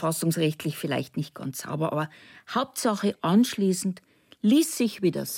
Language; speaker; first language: German; native; German